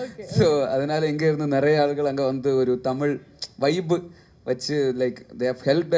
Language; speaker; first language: Tamil; non-native, learner; Malayalam